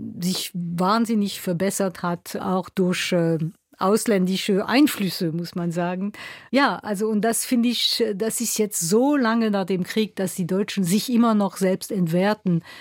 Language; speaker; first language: German; non-native, local second language; French